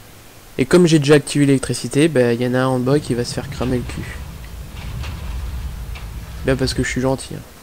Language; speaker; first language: French; native; French